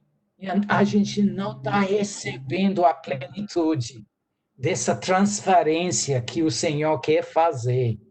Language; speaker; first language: Portuguese; non-native, fluent; English